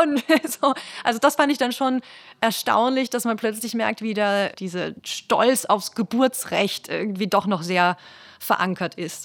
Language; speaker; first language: German; native; German